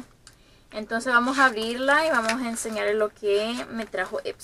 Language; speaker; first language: Spanish; early bilingual, heritage; Spanish